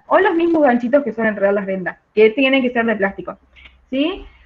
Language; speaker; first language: Spanish; native; Spanish